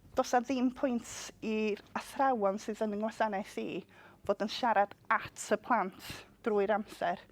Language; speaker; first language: Welsh; non-native, local second language; English